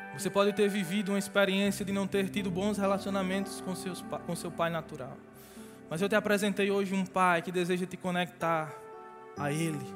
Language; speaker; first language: Portuguese; native; Portuguese